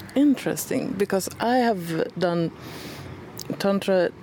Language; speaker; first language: English; non-native, fluent; Swedish